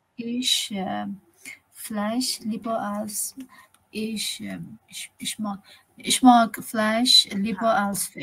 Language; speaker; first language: German; non-native, learner; Persian